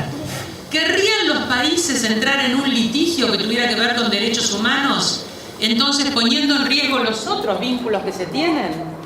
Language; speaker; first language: Spanish; native; Spanish